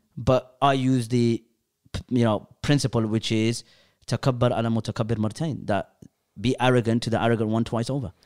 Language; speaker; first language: English; early bilingual, other home language; Urdu